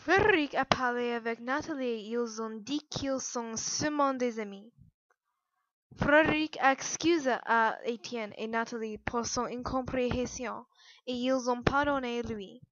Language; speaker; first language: French; non-native, learner; English